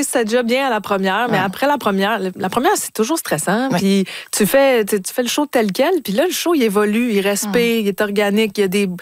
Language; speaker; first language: French; native; French